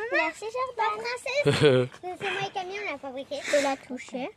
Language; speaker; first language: French; native; French